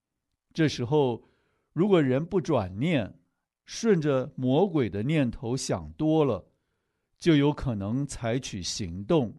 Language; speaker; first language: Chinese; native; Chinese